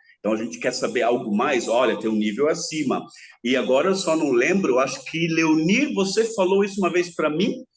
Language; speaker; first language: Portuguese; early bilingual, other home language; German